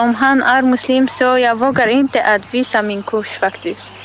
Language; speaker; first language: Swedish; non-native, learner; Arabic